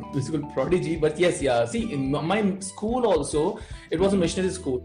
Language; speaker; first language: English; non-native, local second language; Bangla